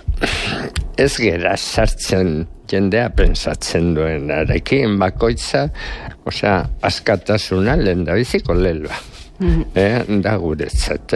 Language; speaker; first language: Basque; native; Basque